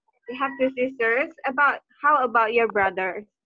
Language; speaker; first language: English; non-native, fluent; Indonesian